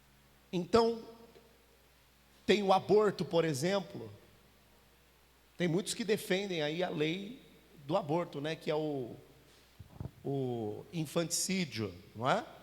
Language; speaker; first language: Portuguese; native; Portuguese